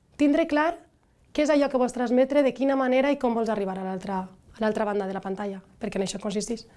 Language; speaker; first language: Catalan; early bilingual, other home language; Arabic